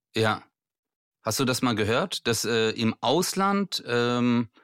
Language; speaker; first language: German; native; German